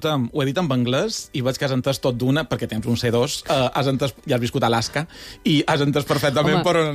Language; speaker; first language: Catalan; native; Catalan